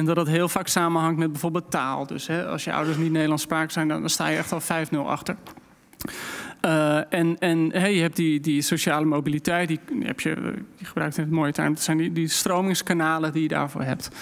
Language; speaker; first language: Dutch; native; Dutch